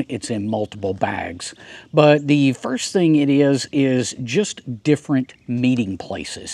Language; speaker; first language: English; native; English